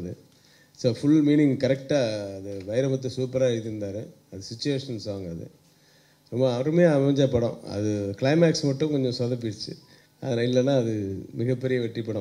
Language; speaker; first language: Tamil; native; Tamil